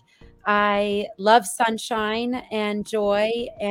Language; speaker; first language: English; native; English